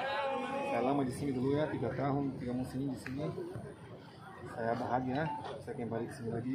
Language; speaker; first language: Indonesian; non-native, fluent; Portuguese